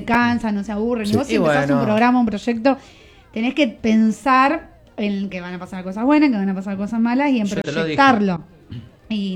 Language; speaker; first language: Spanish; native; Spanish